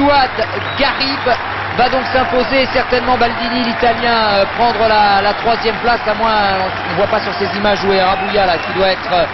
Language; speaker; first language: French; native; French